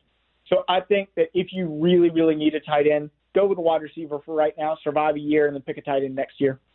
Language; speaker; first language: English; native; English